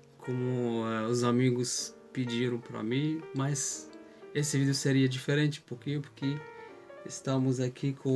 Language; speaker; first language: Portuguese; non-native, fluent; Arabic